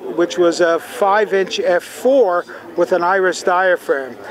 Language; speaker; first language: English; native; English